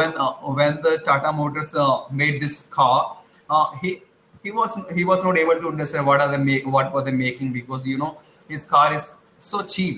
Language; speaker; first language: English; non-native, learner; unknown